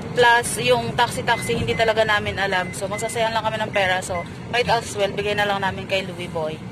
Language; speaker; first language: Filipino; native; Filipino